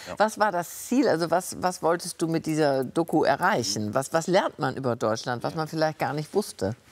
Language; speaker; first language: German; native; German